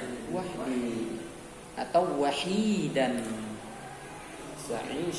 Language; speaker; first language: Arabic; non-native, fluent; Indonesian